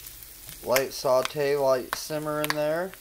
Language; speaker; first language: English; native; English